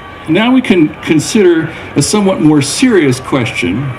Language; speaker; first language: English; native; English